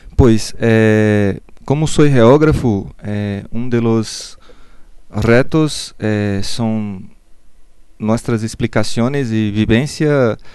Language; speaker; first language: Spanish; non-native, learner; Portuguese